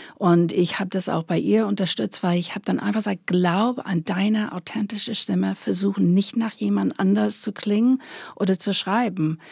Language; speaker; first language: German; non-native, fluent; English